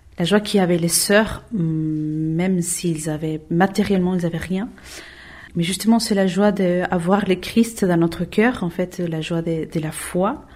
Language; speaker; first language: French; non-native, fluent; Spanish